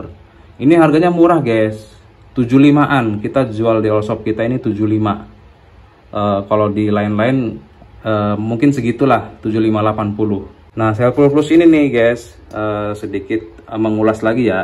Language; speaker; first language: Indonesian; non-native, local second language; Sundanese